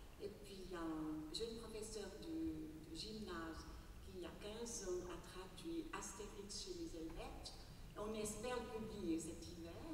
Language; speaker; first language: French; native; French